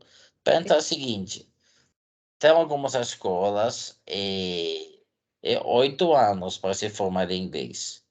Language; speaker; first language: Portuguese; non-native, fluent; Dutch